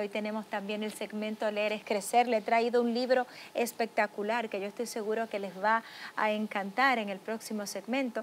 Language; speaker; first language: Spanish; native; Spanish